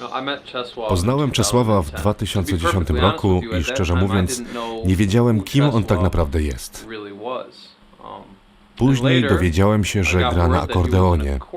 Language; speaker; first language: Polish; non-native, fluent; English